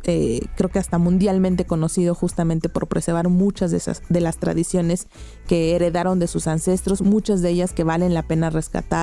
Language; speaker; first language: Spanish; native; Spanish